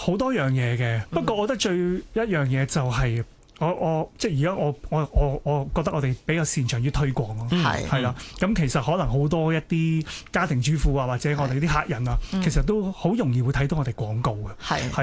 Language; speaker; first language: Cantonese; native; Cantonese